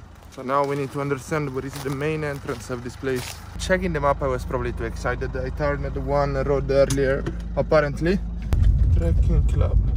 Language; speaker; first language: English; non-native, fluent; Italian